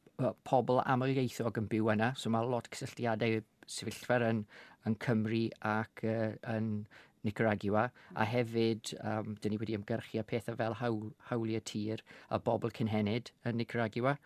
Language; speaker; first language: Welsh; non-native, fluent; English